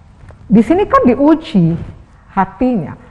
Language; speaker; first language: Indonesian; native; Indonesian